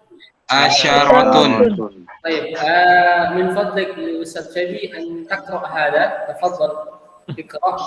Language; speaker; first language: Arabic; non-native, fluent; Indonesian